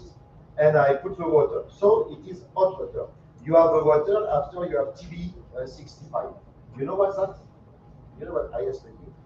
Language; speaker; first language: English; non-native, learner; French